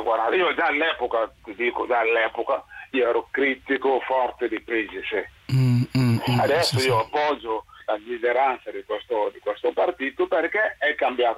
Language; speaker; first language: Italian; non-native, fluent; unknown